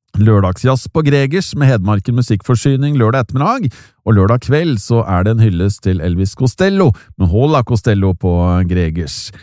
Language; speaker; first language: Norwegian; native; Norwegian